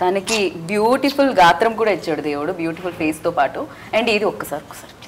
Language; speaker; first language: Telugu; native; Telugu